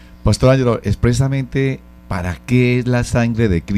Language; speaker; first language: Spanish; native; Spanish